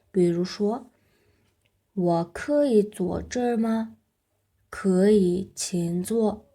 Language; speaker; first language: Chinese; non-native, fluent; Mongolian